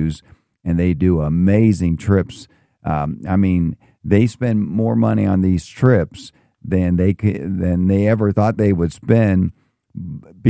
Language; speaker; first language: English; native; English